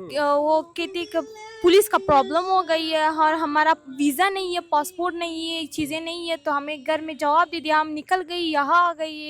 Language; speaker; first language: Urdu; non-native, learner; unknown